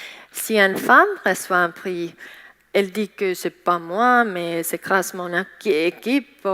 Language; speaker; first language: French; non-native, learner; Estonian